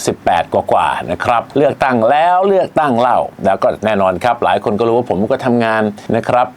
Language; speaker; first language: Thai; native; Thai